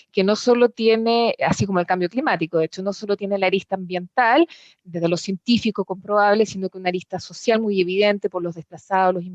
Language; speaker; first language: Spanish; native; Spanish